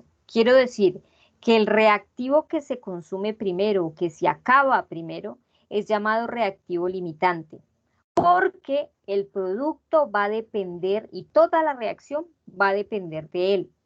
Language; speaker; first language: Spanish; native; Spanish